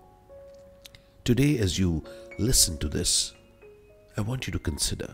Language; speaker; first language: English; non-native, local second language; Hindi